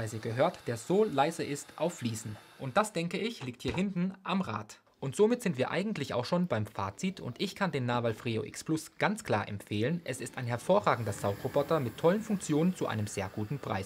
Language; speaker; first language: German; native; German